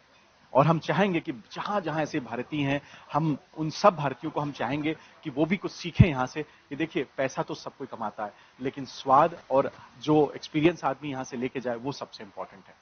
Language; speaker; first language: Hindi; native; Hindi